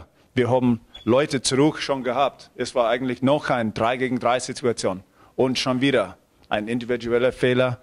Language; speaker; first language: German; non-native, fluent; English